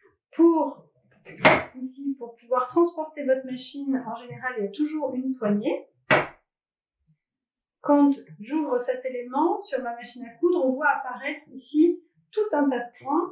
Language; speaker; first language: French; native; French